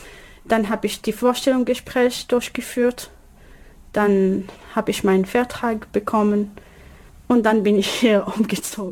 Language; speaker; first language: German; non-native, learner; Arabic